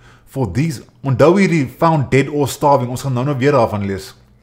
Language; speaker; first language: English; non-native, local second language; Afrikaans